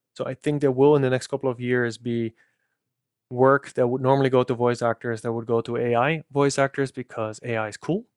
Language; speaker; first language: English; non-native, fluent; Dutch